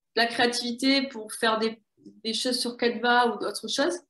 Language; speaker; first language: French; native; French